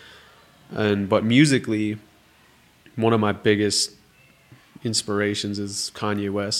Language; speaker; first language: English; native; English